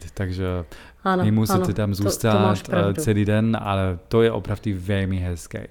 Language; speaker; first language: Czech; non-native, fluent; German